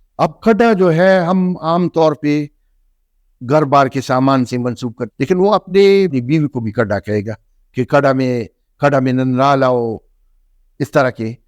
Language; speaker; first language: Urdu; non-native, local second language; Northern Hindko